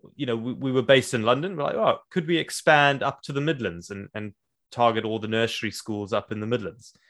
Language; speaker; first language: English; native; English